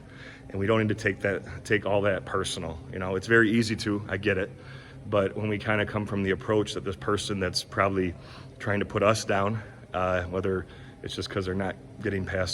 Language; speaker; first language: English; native; English